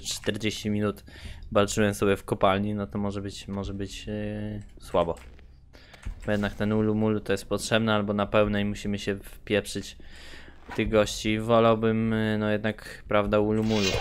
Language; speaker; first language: Polish; native; Polish